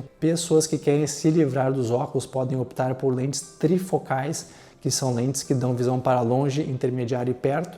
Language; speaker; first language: Portuguese; native; Portuguese